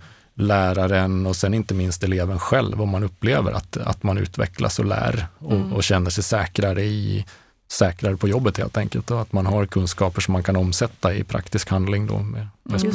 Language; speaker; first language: Swedish; native; Swedish